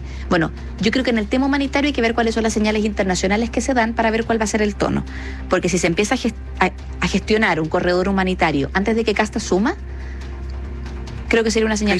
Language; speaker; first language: Spanish; native; Spanish